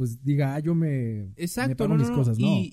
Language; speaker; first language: Spanish; native; Spanish